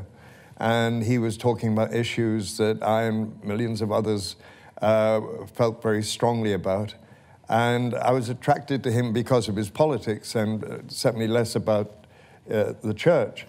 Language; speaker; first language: English; native; English